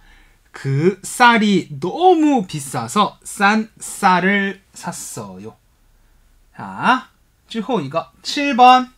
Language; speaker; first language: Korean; non-native, fluent; Chinese